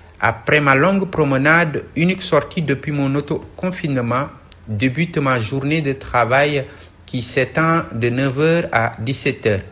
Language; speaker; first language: French; non-native, local second language; Wolof